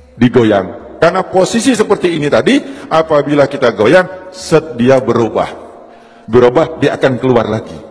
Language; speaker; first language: Indonesian; non-native, local second language; Javanese